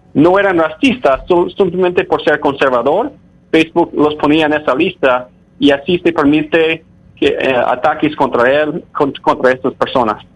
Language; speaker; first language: Spanish; non-native, fluent; English